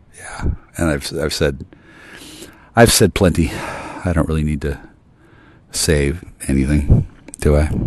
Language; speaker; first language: English; native; English